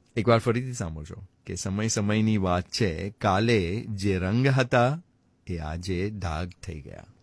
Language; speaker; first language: Gujarati; early bilingual, heritage; Gujarati